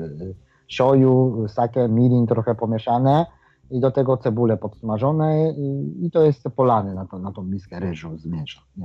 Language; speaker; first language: Polish; non-native, fluent; Japanese